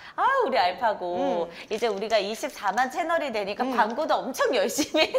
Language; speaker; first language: Korean; native; Korean